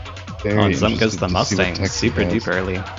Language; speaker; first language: English; native; English